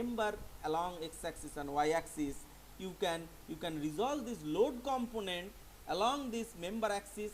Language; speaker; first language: English; non-native, local second language; Bangla